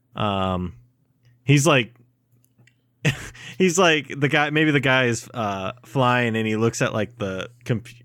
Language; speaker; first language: English; native; English